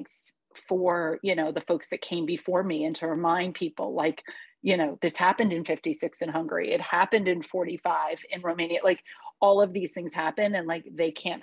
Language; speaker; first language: English; early bilingual, other home language; Hungarian